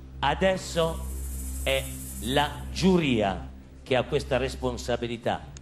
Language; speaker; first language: Italian; native; Italian